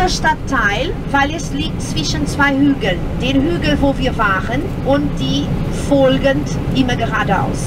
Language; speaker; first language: German; non-native, fluent; Portuguese